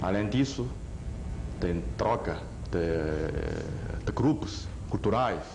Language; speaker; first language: Portuguese; non-native, fluent; Chinese